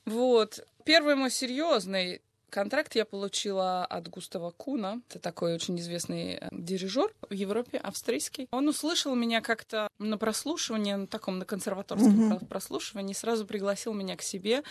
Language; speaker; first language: Russian; native; Russian